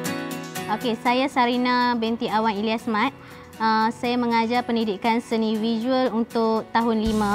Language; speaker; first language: Malay; native; Malay